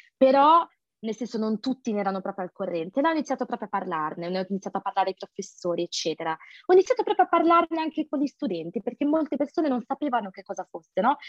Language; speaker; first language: Italian; early bilingual, other home language; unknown